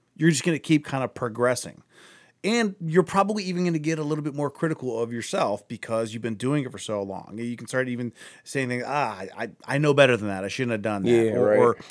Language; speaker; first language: English; native; English